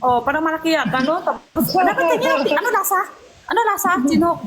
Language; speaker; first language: Filipino; non-native, learner; Chinese